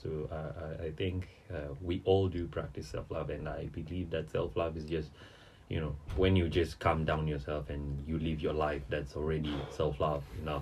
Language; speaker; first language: English; non-native, local second language; Swahili